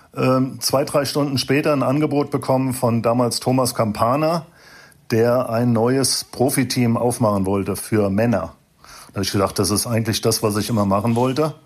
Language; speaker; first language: German; native; German